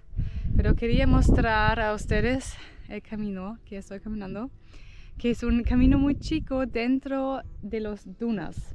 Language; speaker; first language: Spanish; non-native, fluent; German